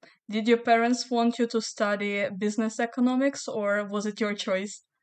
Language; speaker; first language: English; non-native, fluent; Ukrainian